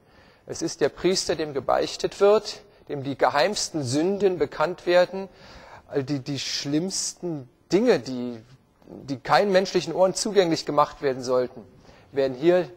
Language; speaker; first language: German; native; German